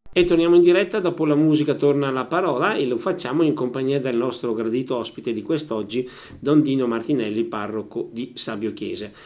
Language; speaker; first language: Italian; native; Italian